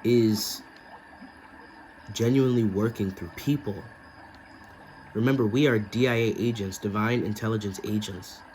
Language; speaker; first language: English; native; English